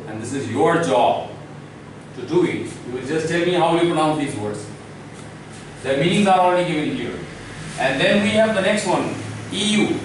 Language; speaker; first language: English; non-native, local second language; Hindi